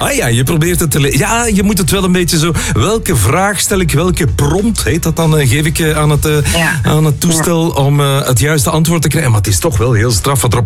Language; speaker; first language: Dutch; native; Dutch